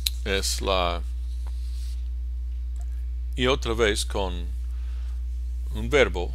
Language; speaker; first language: Spanish; non-native, fluent; English